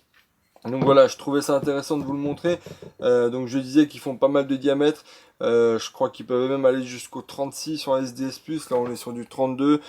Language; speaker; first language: French; native; French